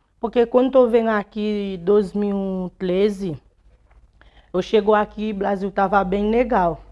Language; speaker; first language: Portuguese; non-native, learner; Haitian Creole